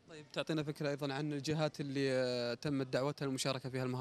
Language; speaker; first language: Arabic; native; Arabic